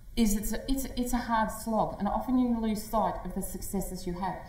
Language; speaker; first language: English; native; English